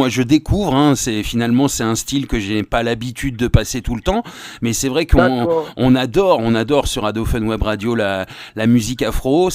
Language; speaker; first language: French; native; French